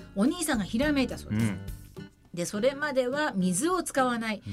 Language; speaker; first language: Japanese; native; Japanese